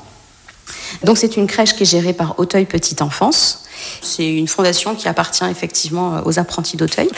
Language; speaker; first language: French; native; French